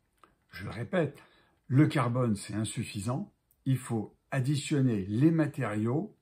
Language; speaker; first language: French; native; French